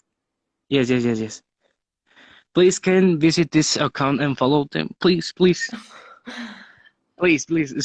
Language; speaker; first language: English; non-native, learner; Spanish